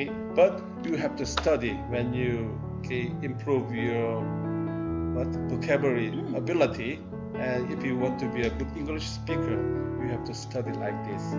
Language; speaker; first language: English; non-native, learner; Korean